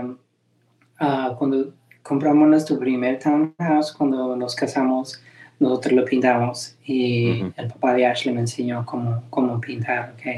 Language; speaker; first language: Spanish; early bilingual, heritage; Spanish